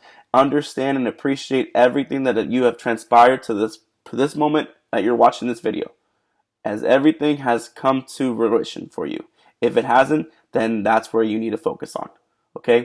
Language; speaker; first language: English; native; English